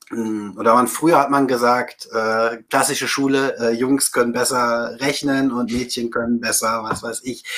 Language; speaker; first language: German; native; German